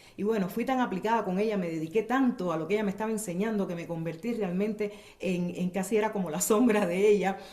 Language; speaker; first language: Spanish; native; Spanish